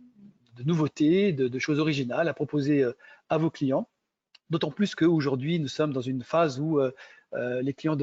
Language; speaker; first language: French; native; French